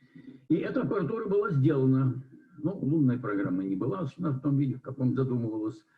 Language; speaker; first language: Russian; native; Russian